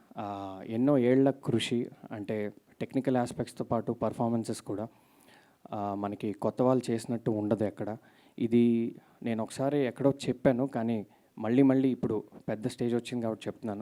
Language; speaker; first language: Telugu; native; Telugu